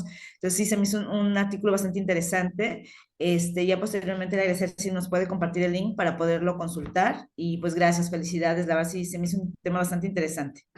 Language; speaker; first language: Spanish; native; Spanish